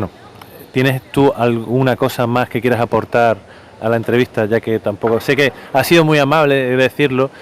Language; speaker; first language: Spanish; native; Spanish